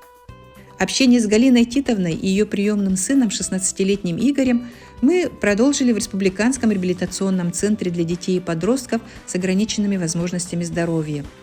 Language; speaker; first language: Russian; native; Russian